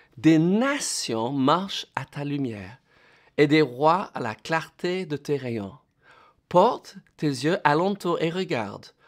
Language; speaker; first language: French; non-native, fluent; English